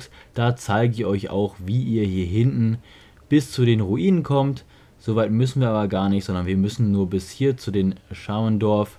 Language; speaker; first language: German; native; German